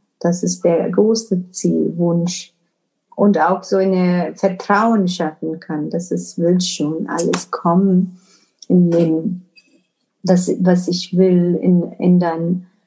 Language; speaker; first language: German; non-native, fluent; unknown